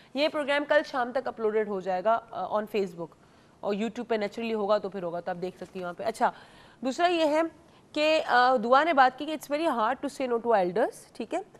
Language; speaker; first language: Urdu; native; Urdu